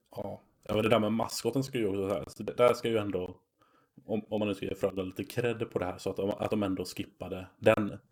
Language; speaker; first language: Swedish; native; Swedish